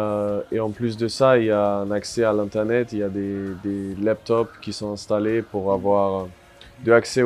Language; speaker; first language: French; non-native, fluent; German